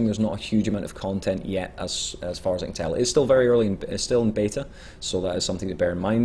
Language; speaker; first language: English; native; English